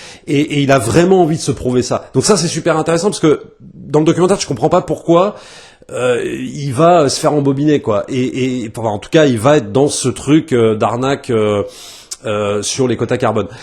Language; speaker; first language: French; native; French